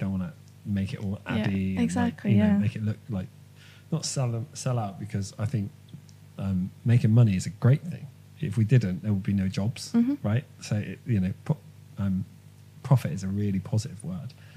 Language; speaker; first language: English; native; English